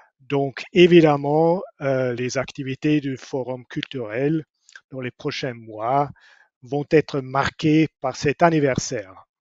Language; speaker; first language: French; non-native, fluent; German